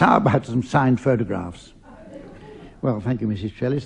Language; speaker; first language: English; native; English